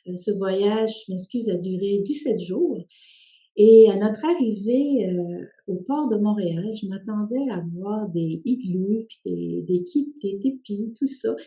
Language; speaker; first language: French; early bilingual, other home language; Spanish